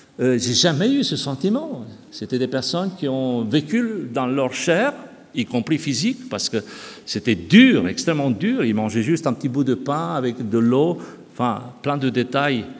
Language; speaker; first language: French; non-native, fluent; Romanian